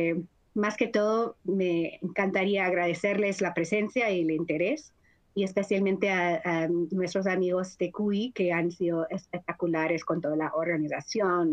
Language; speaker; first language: Spanish; non-native, fluent; English